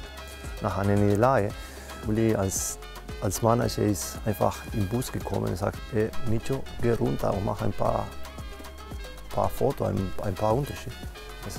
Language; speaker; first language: German; non-native, fluent; Spanish